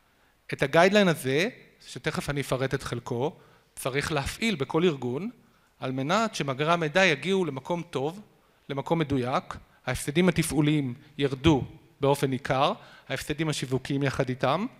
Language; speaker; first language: Hebrew; native; Hebrew